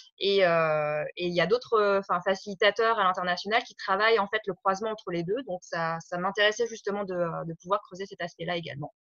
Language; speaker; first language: French; native; French